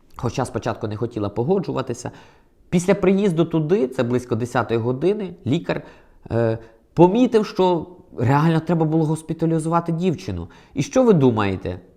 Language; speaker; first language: Ukrainian; native; Ukrainian